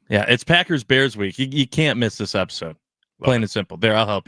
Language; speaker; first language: English; native; English